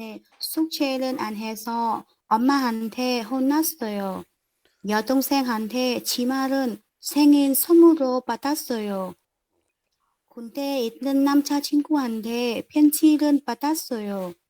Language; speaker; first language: Korean; non-native, learner; Vietnamese